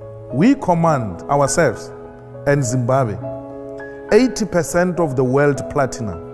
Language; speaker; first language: English; non-native, local second language; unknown